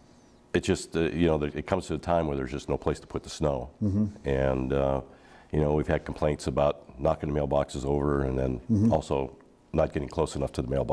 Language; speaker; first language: English; native; English